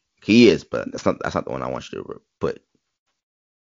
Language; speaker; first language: English; native; English